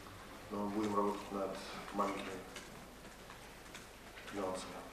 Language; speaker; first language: Russian; native; Russian